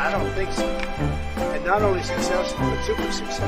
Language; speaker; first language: English; native; English